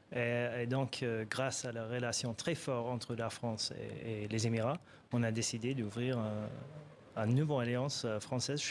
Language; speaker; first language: French; non-native, fluent; Arabic